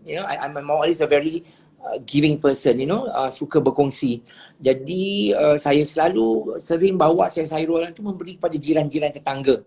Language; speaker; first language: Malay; native; Malay